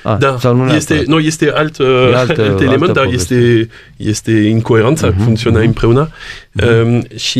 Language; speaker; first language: Romanian; non-native, learner; French